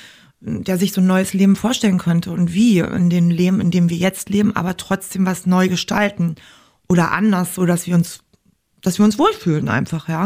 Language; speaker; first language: German; native; German